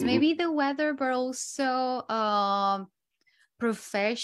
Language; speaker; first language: English; non-native, fluent; Italian